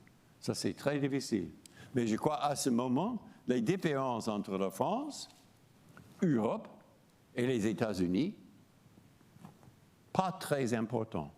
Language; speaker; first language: French; non-native, fluent; English